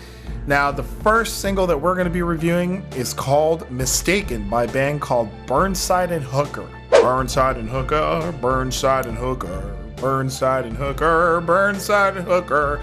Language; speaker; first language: English; native; English